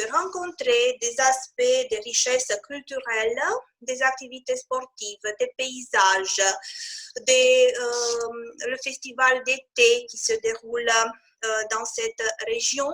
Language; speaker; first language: French; non-native, fluent; Romanian